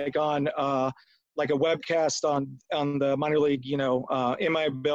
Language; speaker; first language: English; native; English